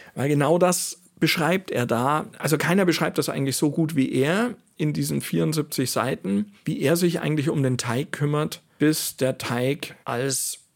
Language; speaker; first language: German; native; German